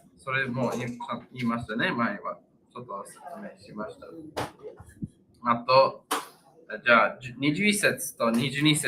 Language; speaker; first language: Japanese; non-native, fluent; English